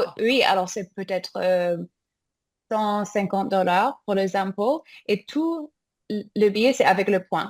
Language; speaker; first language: French; non-native, fluent; English